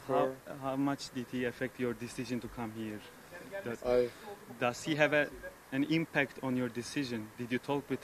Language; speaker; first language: English; non-native, fluent; Turkish